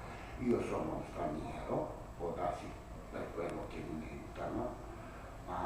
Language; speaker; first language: Italian; non-native, learner; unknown